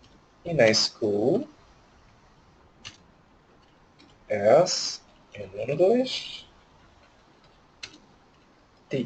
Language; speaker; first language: English; non-native, fluent; Portuguese